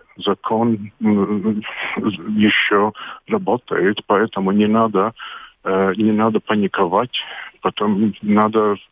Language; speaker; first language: Russian; non-native, local second language; Latvian